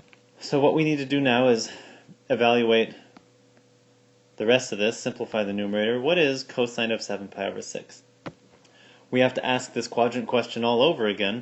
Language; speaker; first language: English; native; English